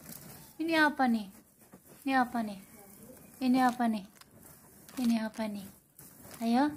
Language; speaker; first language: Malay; non-native, local second language; Sundanese